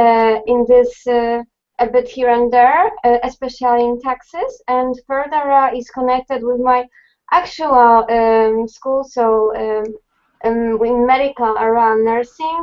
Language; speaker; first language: English; non-native, fluent; Polish